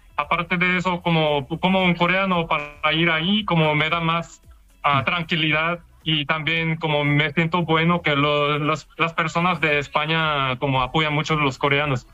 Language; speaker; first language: Spanish; non-native, learner; Korean